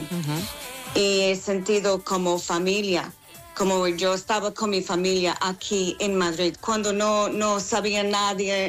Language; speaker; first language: Spanish; non-native, learner; English